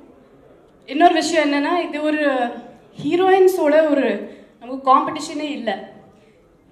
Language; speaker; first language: Tamil; non-native, fluent; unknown